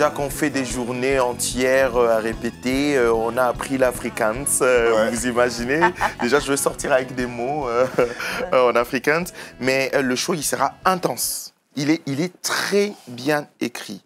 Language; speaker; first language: French; native; French